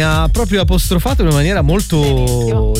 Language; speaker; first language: Italian; native; Italian